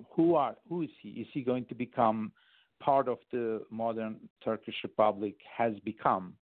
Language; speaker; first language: English; non-native, fluent; Turkish